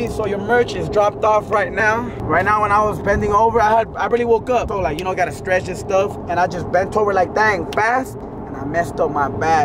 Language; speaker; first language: English; early bilingual, other home language; Spanish